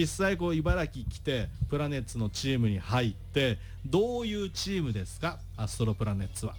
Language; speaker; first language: Japanese; native; Japanese